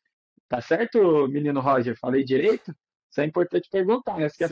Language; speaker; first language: Portuguese; native; Portuguese